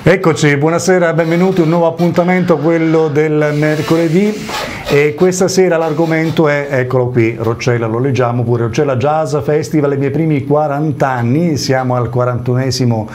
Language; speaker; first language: Italian; native; Italian